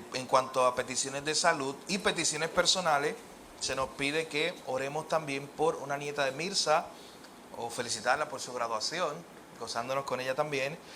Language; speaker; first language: Spanish; native; Spanish